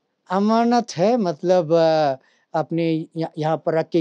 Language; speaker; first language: Hindi; non-native, fluent; Bangla